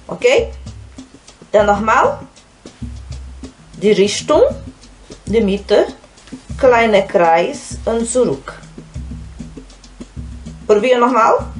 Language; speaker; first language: German; non-native, fluent; Portuguese